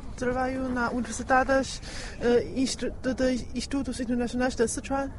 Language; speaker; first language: Portuguese; non-native, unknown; Chinese